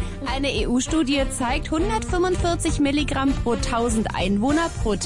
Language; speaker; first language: German; native; German